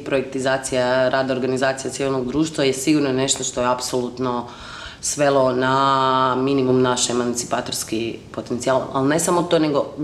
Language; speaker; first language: Croatian; native; Croatian